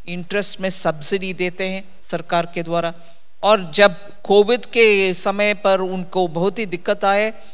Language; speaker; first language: Hindi; non-native, local second language; Tamil